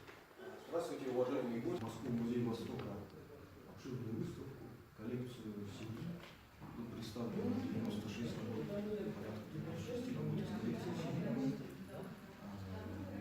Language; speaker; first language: Russian; native; Russian